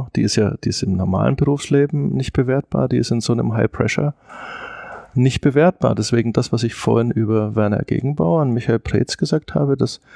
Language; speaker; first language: German; native; German